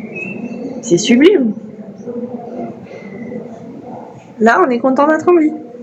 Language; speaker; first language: French; native; French